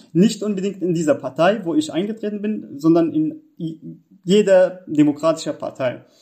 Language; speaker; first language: German; non-native, fluent; Arabic